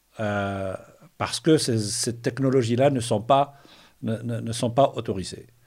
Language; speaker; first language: French; non-native, local second language; Arabic